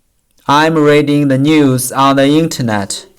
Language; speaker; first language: English; non-native, learner; Chinese